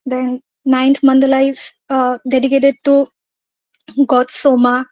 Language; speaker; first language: English; non-native, local second language; Assamese